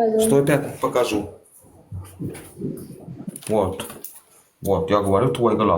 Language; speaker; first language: Russian; non-native, learner; Turkmen